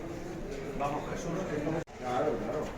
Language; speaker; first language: Spanish; native; Spanish